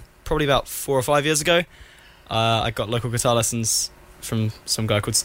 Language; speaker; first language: English; native; English